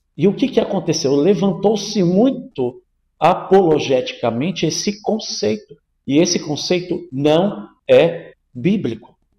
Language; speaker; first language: Portuguese; native; Portuguese